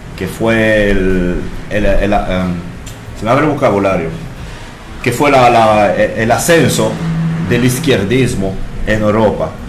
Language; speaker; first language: Spanish; non-native, fluent; French